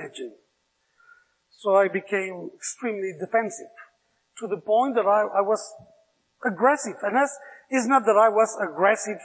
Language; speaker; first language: English; non-native, fluent; Spanish